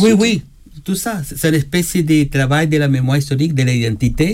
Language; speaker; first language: French; non-native, learner; Spanish